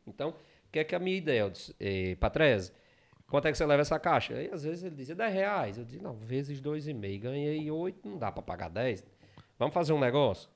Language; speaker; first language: Portuguese; native; Portuguese